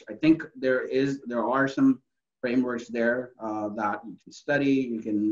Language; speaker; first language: English; non-native, local second language; Urdu